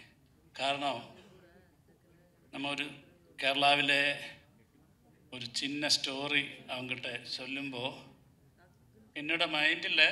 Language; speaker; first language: Tamil; non-native, learner; Malayalam